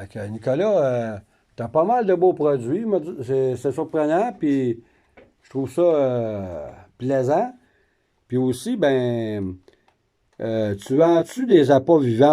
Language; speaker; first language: French; native; French